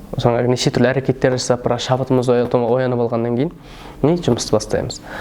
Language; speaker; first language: Kazakh; early bilingual, heritage; Kazakh